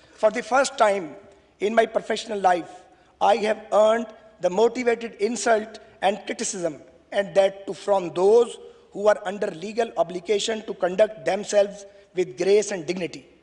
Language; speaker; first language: English; non-native, local second language; Urdu